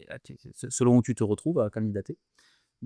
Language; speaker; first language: French; native; French